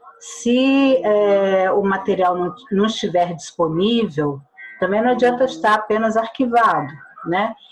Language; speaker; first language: Portuguese; native; Portuguese